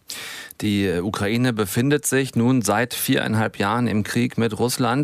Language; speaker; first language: German; native; German